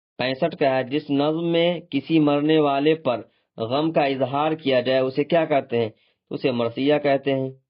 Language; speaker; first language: Urdu; native; Urdu